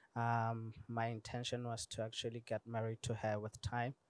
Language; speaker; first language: English; non-native, local second language; Tswana